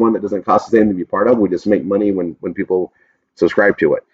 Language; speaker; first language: English; native; English